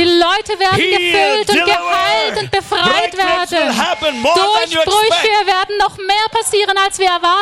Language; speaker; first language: German; native; German